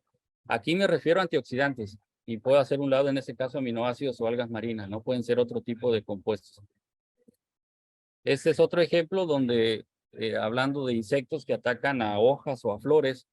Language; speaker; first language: Spanish; native; Spanish